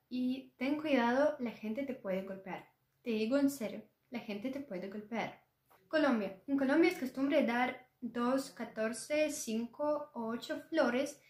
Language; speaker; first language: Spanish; non-native, learner; Russian